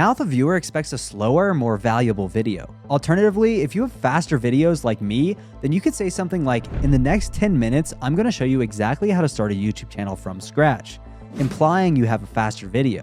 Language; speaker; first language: English; native; English